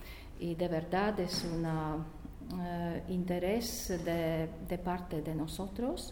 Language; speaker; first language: Spanish; non-native, learner; Latvian